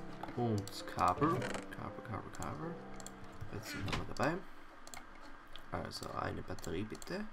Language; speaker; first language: German; native; German